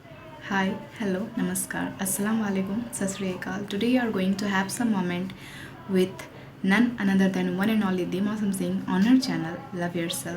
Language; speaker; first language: English; non-native, local second language; Hindi